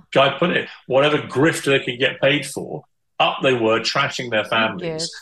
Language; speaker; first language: English; native; English